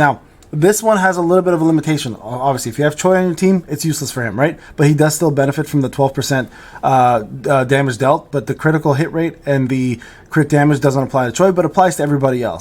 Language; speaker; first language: English; native; English